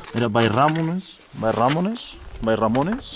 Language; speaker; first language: Spanish; native; Spanish